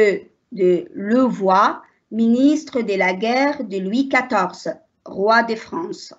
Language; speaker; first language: French; non-native, learner; Arabic